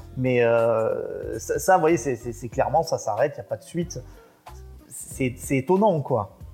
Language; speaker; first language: French; native; French